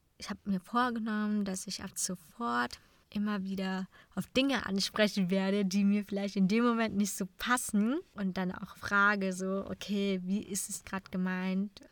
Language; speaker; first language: German; non-native, fluent; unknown